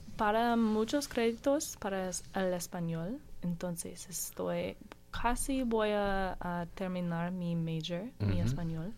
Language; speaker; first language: Spanish; non-native, learner; English